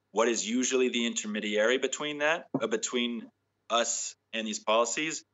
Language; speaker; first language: English; native; English